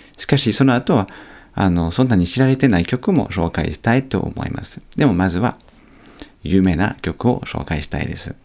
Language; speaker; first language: Japanese; non-native, fluent; French